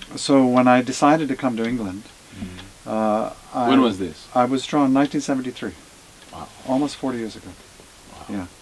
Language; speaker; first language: English; native; English